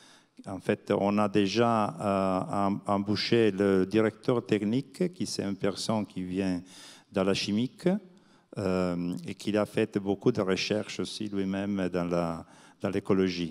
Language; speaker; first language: French; non-native, fluent; Italian